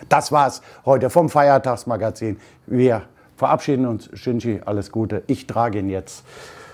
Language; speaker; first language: German; native; German